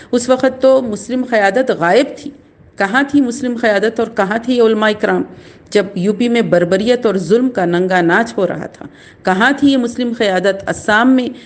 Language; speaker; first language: Urdu; native; Urdu